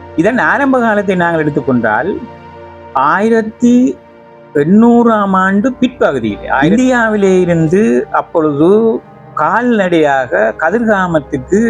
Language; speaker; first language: Tamil; native; Tamil